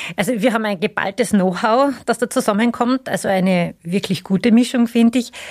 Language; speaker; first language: German; native; German